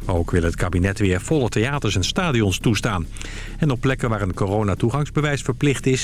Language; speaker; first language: Dutch; native; Dutch